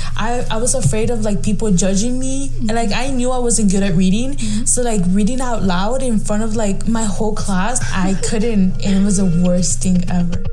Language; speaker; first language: English; non-native, fluent; Spanish